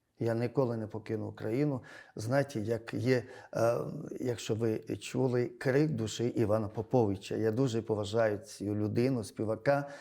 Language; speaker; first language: Ukrainian; non-native, fluent; Georgian